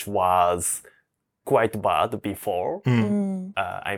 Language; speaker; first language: English; non-native, learner; Japanese